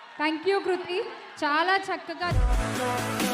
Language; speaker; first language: Telugu; native; Telugu